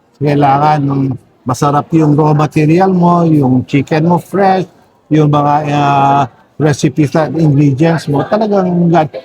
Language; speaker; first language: Filipino; non-native, local second language; Hiligaynon